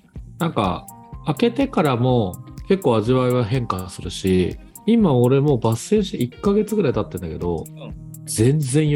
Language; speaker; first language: Japanese; native; Japanese